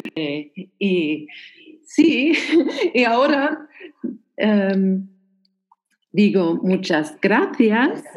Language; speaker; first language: Spanish; non-native, learner; German